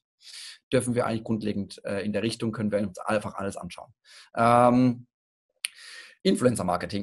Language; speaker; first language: German; native; German